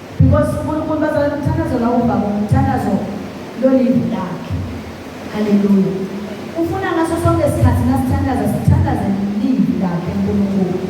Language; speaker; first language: Zulu; non-native, local second language; Swati